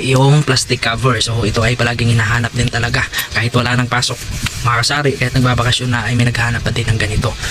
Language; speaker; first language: Filipino; non-native, local second language; Cebuano